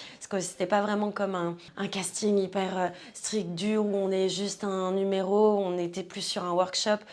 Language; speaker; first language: French; native; French